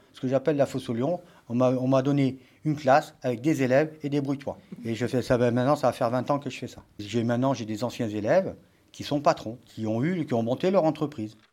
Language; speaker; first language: French; native; French